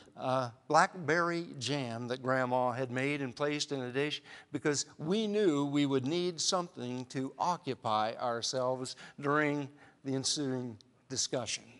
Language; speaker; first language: English; native; English